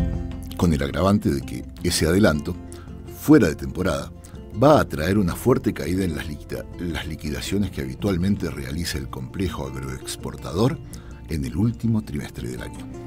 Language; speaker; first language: Spanish; native; Spanish